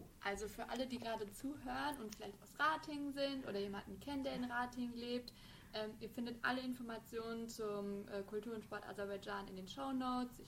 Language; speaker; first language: German; early bilingual, other home language; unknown